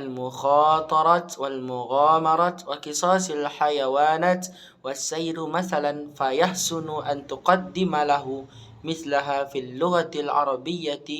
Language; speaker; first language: Arabic; non-native, learner; Indonesian